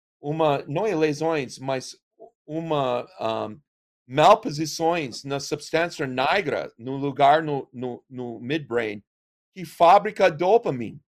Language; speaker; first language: Portuguese; non-native, learner; English